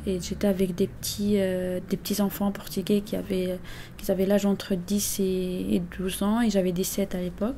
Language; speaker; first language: French; non-native, fluent; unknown